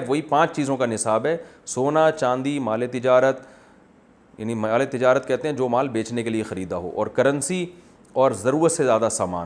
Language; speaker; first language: Urdu; native; Urdu